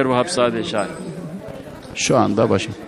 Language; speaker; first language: Turkish; native; Turkish